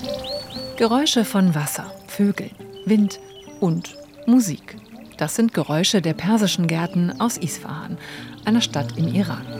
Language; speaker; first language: German; native; German